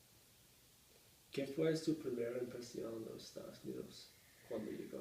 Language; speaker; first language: Spanish; non-native, learner; English